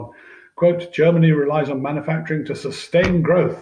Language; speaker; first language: English; native; English